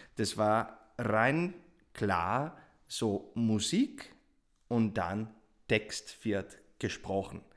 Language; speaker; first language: German; non-native, fluent; Portuguese